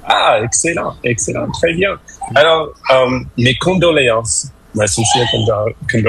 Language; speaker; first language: French; non-native, fluent; English